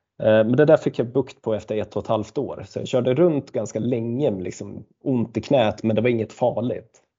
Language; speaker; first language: Swedish; native; Swedish